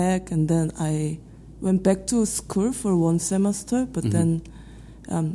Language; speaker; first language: English; non-native, fluent; Korean